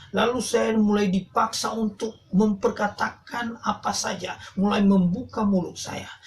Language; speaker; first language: Indonesian; non-native, local second language; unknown